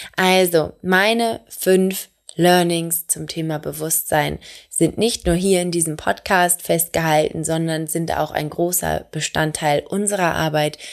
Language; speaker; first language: German; native; German